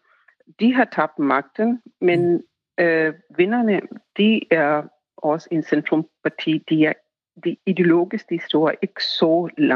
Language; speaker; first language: Danish; non-native, fluent; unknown